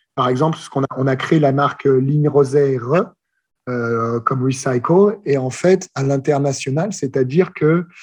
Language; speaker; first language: French; native; French